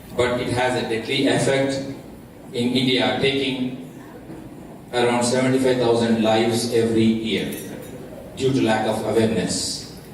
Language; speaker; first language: English; non-native, local second language; Telugu